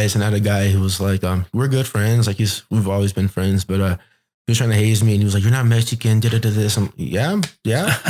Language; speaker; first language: English; early bilingual, other home language; Spanish